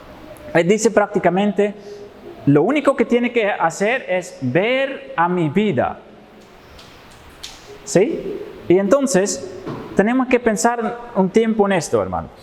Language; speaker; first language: Spanish; non-native, fluent; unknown